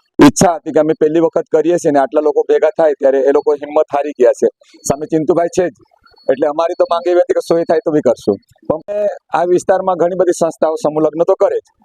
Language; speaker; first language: Gujarati; native; Gujarati